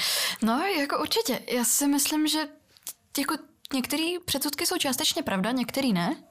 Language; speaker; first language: Czech; early bilingual, other home language; Russian